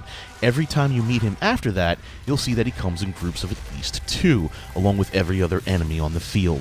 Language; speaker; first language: English; native; English